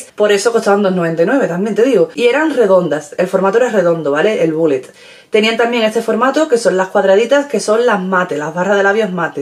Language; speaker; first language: Spanish; native; Spanish